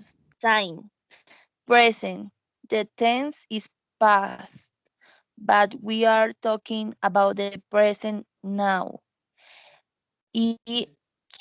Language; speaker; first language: English; non-native, learner; Spanish